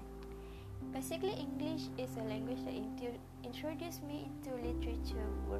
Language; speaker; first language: English; non-native, local second language; Malay